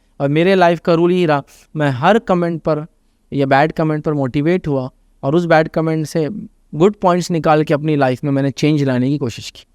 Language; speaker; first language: Urdu; native; Urdu